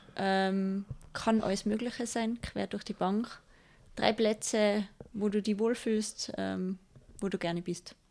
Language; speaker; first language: German; native; German